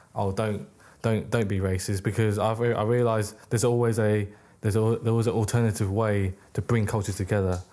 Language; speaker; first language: English; native; English